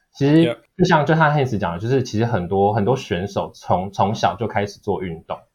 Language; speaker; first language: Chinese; native; Chinese